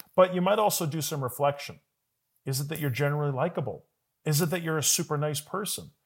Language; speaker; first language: English; native; English